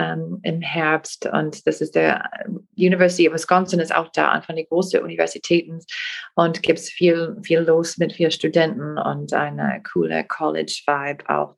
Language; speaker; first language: German; non-native, fluent; English